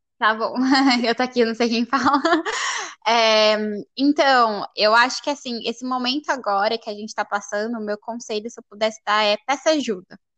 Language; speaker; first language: Portuguese; native; Portuguese